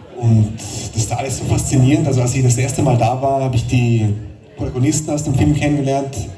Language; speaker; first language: German; non-native, local second language; Ladin